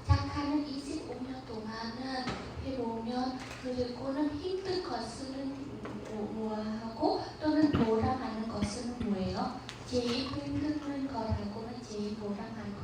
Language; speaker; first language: Korean; non-native, learner; Dutch